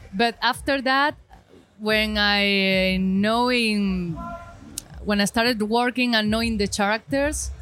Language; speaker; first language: English; non-native, learner; Spanish